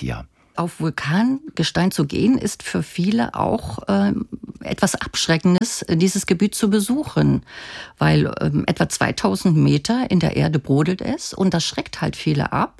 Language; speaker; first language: German; native; German